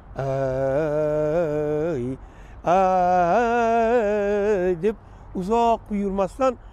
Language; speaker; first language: Uzbek; non-native, local second language; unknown